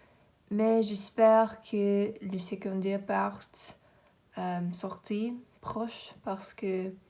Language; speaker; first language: French; non-native, learner; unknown